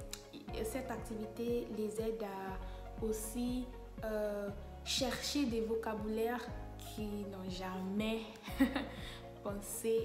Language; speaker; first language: French; non-native, fluent; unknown